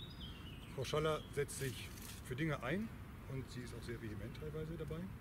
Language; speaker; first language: German; native; German